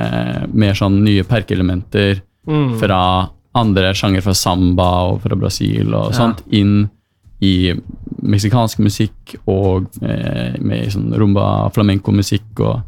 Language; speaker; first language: Norwegian; native; Norwegian